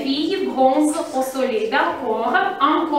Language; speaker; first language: French; non-native, fluent; Russian